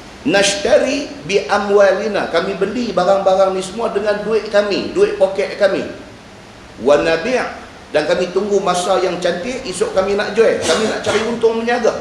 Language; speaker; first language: Malay; native; Malay